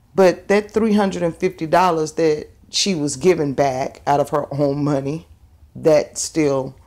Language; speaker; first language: English; native; English